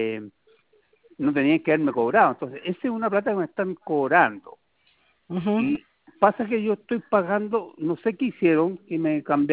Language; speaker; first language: Spanish; native; Spanish